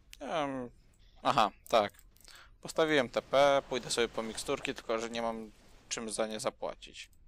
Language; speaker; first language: Polish; native; Polish